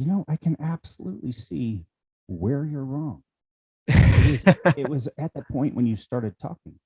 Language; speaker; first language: English; native; English